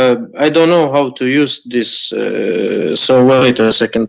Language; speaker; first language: English; non-native, learner; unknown